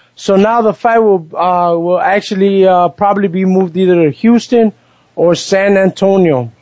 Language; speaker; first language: English; early bilingual, other home language; Spanish